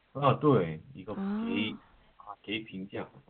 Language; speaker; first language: Chinese; non-native, learner; Korean